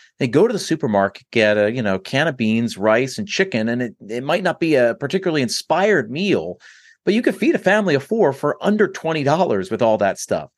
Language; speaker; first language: English; native; English